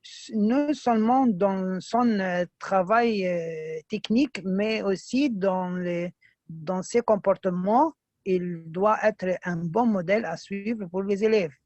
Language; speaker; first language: French; non-native, fluent; Arabic